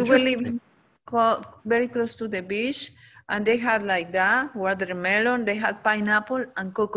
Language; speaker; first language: English; non-native, learner; Spanish